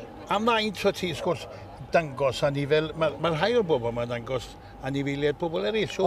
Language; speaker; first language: Welsh; native; Welsh